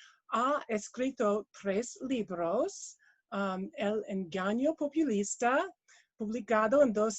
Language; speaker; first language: Spanish; non-native, learner; English